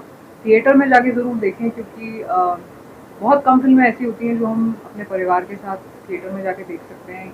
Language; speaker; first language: Hindi; native; Hindi